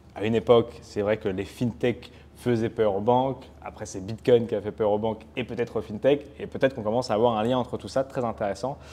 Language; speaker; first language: French; native; French